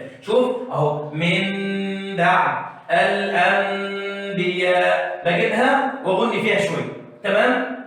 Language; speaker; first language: Arabic; native; Arabic